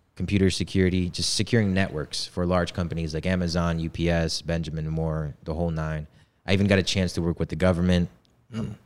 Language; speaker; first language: English; early bilingual, other home language; Polish